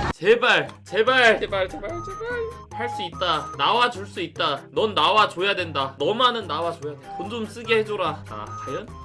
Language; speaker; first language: Korean; native; Korean